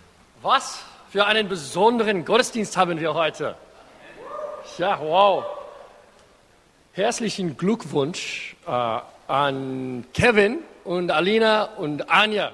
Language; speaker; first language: German; non-native, fluent; English